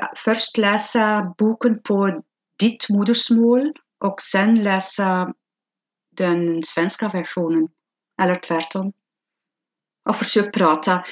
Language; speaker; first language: Swedish; non-native, fluent; Dutch